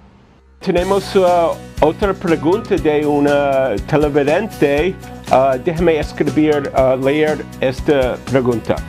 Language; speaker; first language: Spanish; non-native, fluent; English